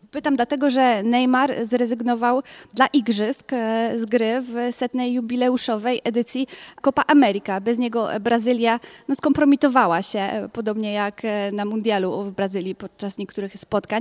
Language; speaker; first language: Polish; native; Polish